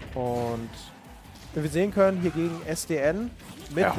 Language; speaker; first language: German; native; German